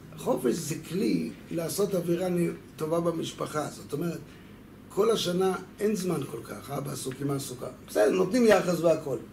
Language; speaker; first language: Hebrew; non-native, fluent; French